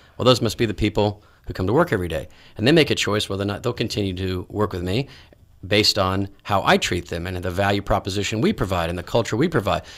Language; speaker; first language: English; native; English